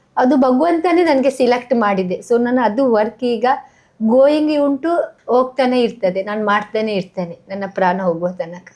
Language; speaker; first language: Kannada; non-native, local second language; Tulu